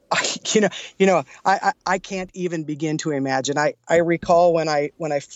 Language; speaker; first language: English; native; English